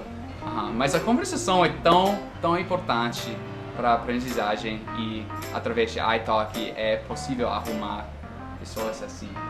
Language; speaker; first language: Portuguese; non-native, fluent; English